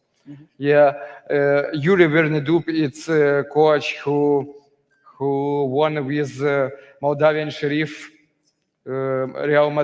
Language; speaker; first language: English; non-native, learner; Ukrainian